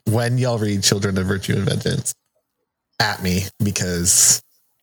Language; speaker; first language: English; early bilingual, other home language; Spanish